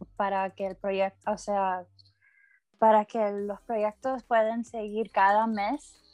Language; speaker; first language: Spanish; early bilingual, heritage; Spanish